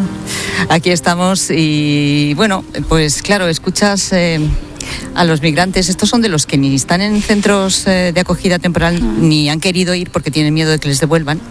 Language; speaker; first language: Spanish; native; Spanish